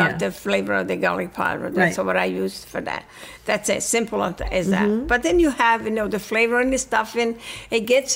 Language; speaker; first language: English; non-native, fluent; Italian